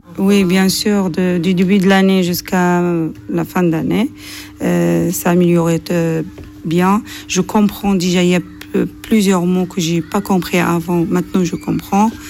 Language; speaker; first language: French; non-native, learner; Arabic